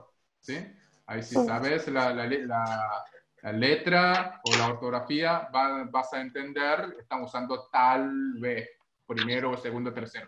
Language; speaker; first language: Spanish; non-native, fluent; Korean